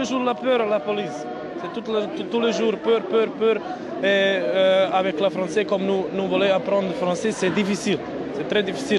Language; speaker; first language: French; non-native, learner; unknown